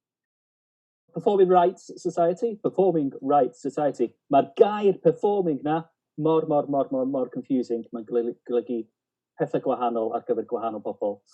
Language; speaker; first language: Welsh; native; Welsh